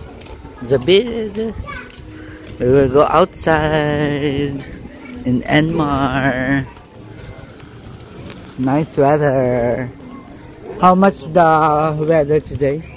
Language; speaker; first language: English; non-native, learner; Filipino